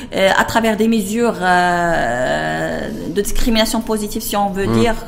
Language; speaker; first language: French; non-native, local second language; Arabic